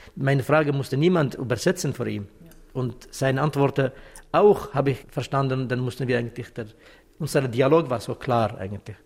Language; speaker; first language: German; non-native, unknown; Kurdish